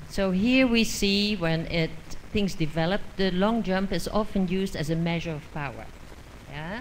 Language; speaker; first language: English; non-native, fluent; Dutch